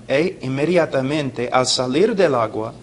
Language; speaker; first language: Spanish; non-native, fluent; English